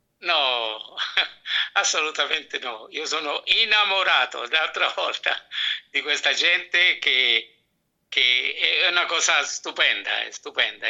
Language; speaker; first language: Italian; native; Italian